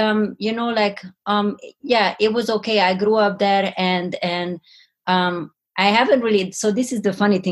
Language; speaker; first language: English; non-native, fluent; Hungarian